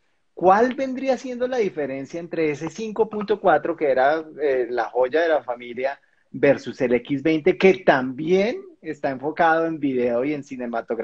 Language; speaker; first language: Spanish; native; Spanish